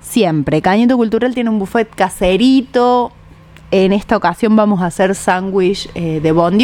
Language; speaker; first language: Spanish; native; Spanish